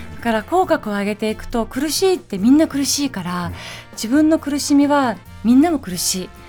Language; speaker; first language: Japanese; early bilingual, other home language; Persian